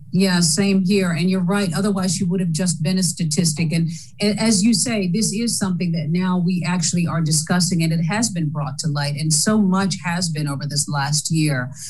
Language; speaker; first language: English; native; English